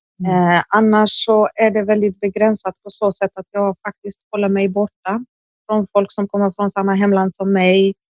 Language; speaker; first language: Swedish; early bilingual, other home language; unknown